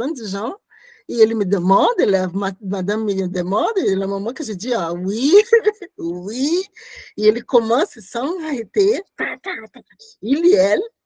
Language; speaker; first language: French; non-native, learner; Portuguese